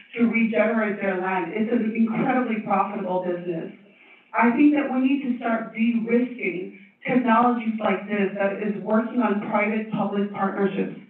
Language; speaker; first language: English; non-native, fluent; Chinese